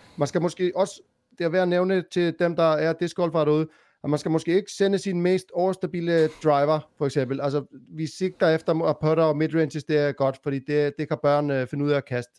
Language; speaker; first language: Danish; native; Danish